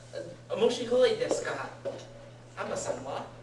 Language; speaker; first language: Japanese; non-native, learner; English